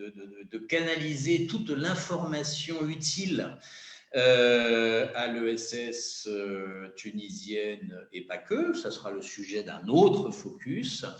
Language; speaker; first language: French; native; French